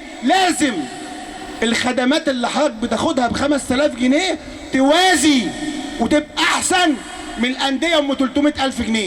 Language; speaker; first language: Arabic; native; Arabic